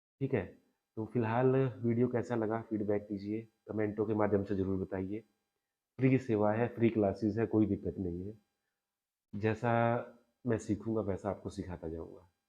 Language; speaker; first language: Hindi; native; Hindi